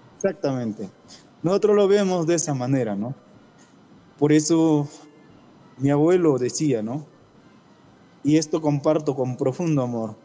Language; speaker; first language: Spanish; non-native, local second language; Shipibo-Conibo